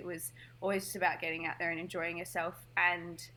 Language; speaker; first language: English; native; English